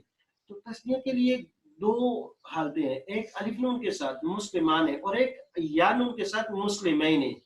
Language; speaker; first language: Urdu; native; Urdu